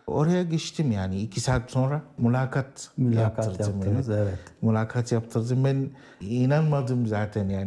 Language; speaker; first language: Turkish; non-native, learner; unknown